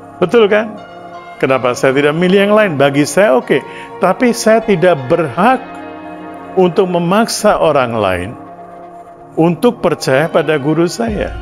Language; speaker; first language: Indonesian; early bilingual, other home language; Sindhi